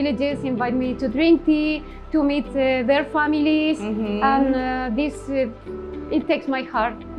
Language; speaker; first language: English; non-native, learner; Spanish